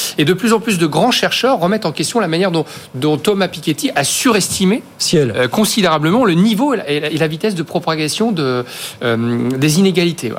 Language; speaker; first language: French; native; French